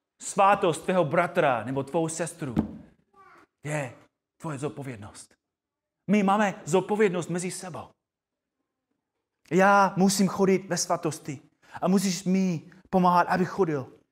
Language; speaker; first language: Czech; non-native, fluent; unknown